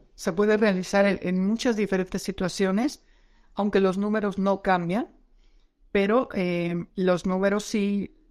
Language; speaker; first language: Spanish; non-native, fluent; Dutch